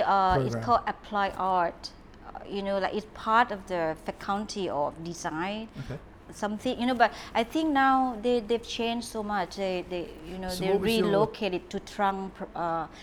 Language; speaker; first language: English; non-native, fluent; Thai